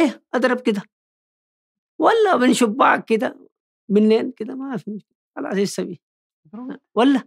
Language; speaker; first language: Arabic; non-native, learner; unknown